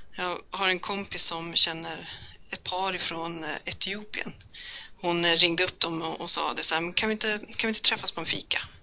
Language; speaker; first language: Swedish; native; Swedish